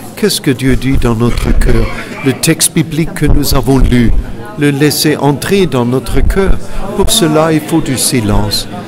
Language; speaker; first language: French; non-native, fluent; German